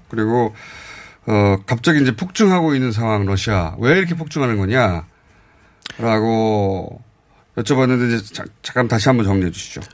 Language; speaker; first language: Korean; native; Korean